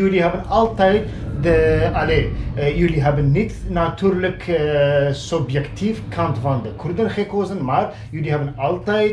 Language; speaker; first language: Dutch; non-native, fluent; Kurdish